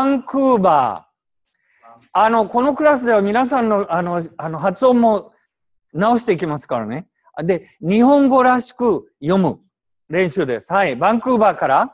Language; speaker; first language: Japanese; native; Japanese